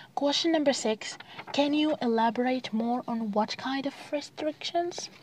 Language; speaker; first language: English; non-native, fluent; Arabic